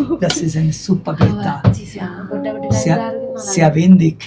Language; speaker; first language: German; non-native, learner; Bangla